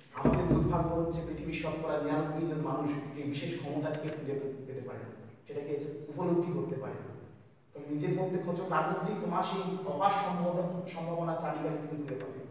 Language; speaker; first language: Bangla; native; Bangla